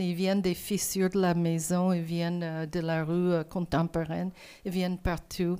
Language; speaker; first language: French; non-native, fluent; English